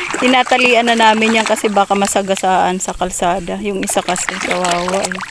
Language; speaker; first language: Filipino; non-native, local second language; Waray